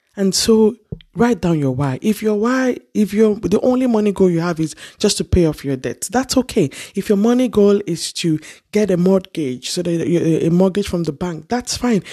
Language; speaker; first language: English; non-native, local second language; Yoruba